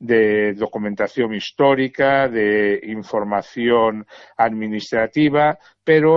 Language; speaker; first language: Galician; native; Galician